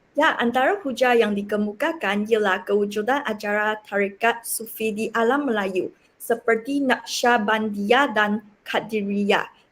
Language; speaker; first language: Malay; non-native, local second language; Chinese